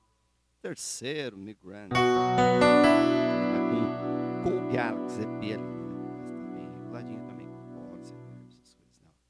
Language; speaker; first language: Portuguese; native; Portuguese